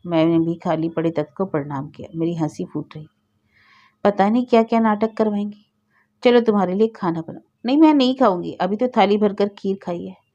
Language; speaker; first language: Hindi; native; Hindi